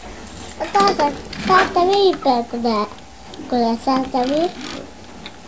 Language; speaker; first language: Japanese; native; Japanese